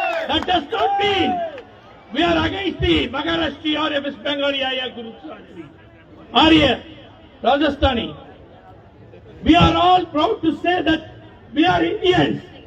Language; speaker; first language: English; non-native, local second language; Tamil